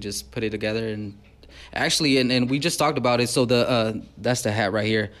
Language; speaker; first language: English; native; English